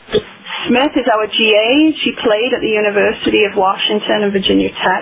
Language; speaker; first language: English; native; English